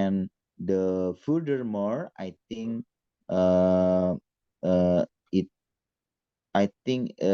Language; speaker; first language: English; non-native, learner; Indonesian